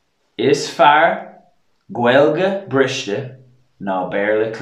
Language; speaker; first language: Irish; non-native, local second language; English